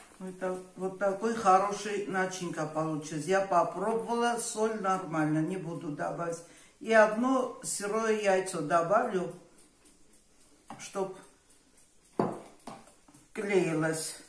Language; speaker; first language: Russian; non-native, fluent; Armenian